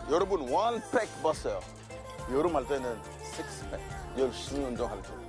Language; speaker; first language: Korean; non-native, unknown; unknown